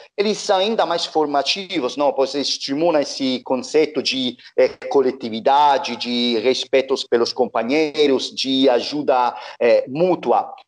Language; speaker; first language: Portuguese; non-native, fluent; Italian